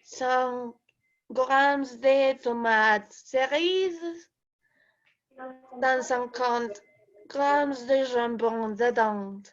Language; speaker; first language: French; non-native, learner; Spanish